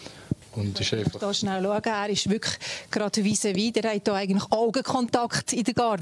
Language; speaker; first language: German; native; German